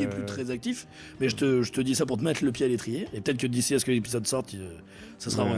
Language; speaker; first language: French; native; French